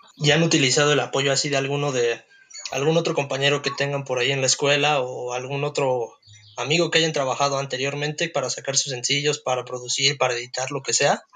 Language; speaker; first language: Spanish; native; Spanish